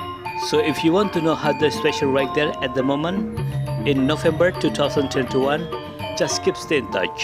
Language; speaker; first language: English; non-native, learner; Indonesian